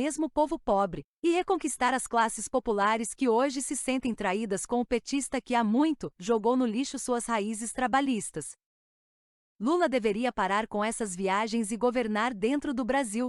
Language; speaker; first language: Portuguese; native; Portuguese